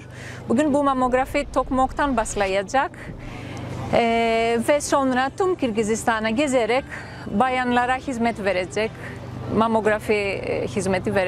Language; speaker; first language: Turkish; non-native, fluent; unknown